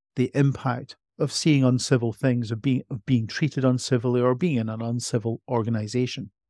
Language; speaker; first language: English; native; English